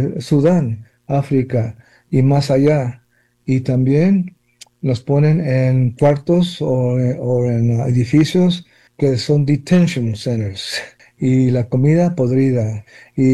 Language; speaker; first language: Spanish; early bilingual, heritage; Spanish